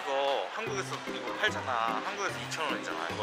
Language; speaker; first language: Korean; native; Korean